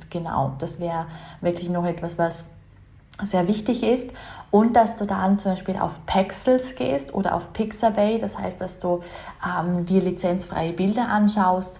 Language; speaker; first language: German; native; German